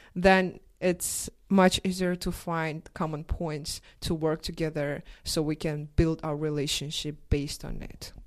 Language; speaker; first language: English; non-native, fluent; Russian